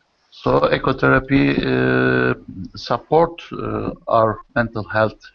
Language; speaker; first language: English; non-native, learner; Turkish